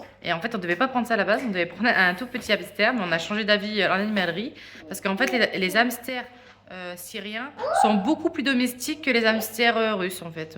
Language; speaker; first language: French; native; French